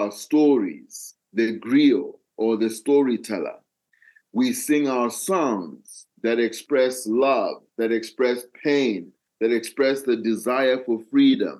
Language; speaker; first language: English; non-native, local second language; Nyanja